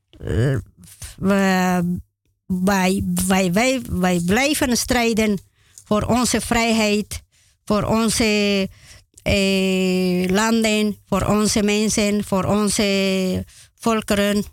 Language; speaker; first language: Dutch; non-native, learner; Spanish